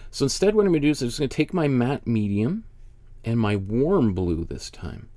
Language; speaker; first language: English; native; English